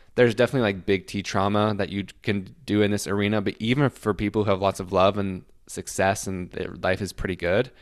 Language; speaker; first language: English; native; English